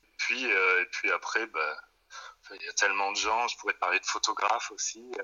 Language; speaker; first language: French; native; French